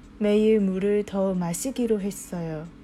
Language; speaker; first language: Korean; non-native, fluent; Chinese